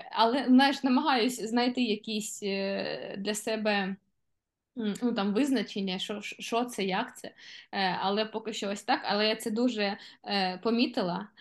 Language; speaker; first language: Ukrainian; non-native, local second language; Russian